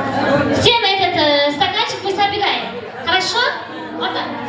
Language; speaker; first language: Russian; non-native, local second language; Uzbek